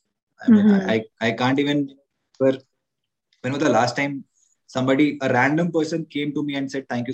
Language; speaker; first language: English; non-native, local second language; Hindi